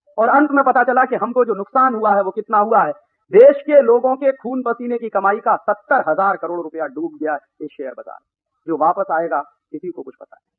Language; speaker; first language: Hindi; native; Hindi